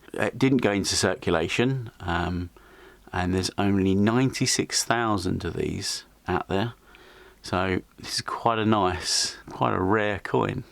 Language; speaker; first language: English; native; English